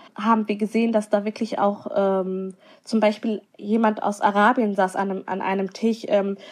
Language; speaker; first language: German; non-native, local second language; Somali